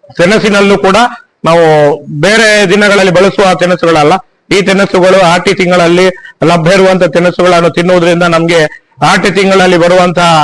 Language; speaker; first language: Kannada; non-native, local second language; Tulu